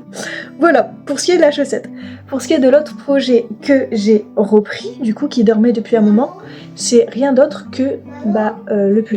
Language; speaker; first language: French; native; French